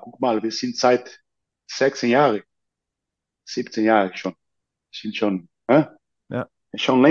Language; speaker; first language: German; non-native, learner; Portuguese